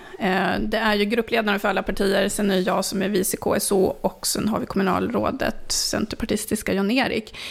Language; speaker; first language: Swedish; early bilingual, other home language; Finnish